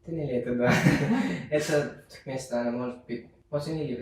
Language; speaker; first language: Russian; non-native, learner; Turkmen